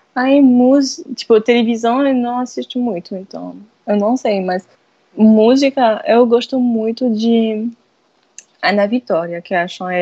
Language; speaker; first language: Portuguese; non-native, fluent; French